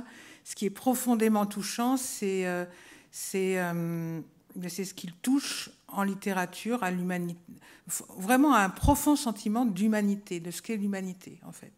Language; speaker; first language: French; native; French